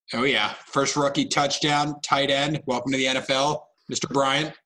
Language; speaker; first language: English; native; English